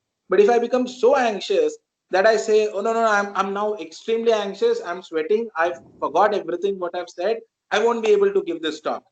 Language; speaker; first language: English; non-native, local second language; Marathi